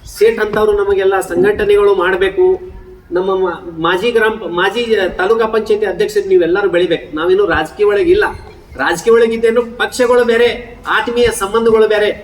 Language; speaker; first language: Kannada; non-native, local second language; Lambadi